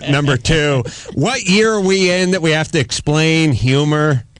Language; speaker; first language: English; native; English